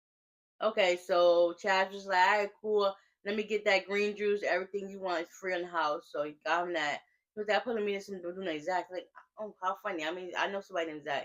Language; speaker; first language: English; native; English